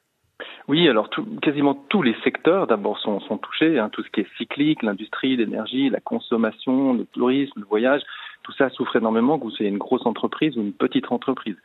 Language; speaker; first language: French; native; French